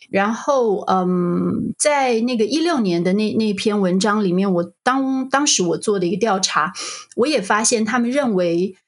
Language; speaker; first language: Chinese; native; Chinese